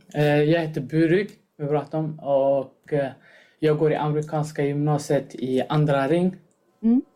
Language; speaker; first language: Swedish; non-native, fluent; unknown